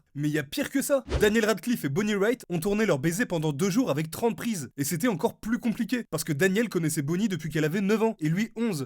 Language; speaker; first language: French; native; French